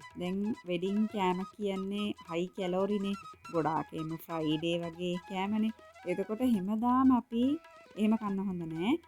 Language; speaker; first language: Sinhala; non-native, local second language; Tamil